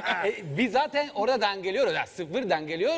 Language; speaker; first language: Turkish; non-native, fluent; Italian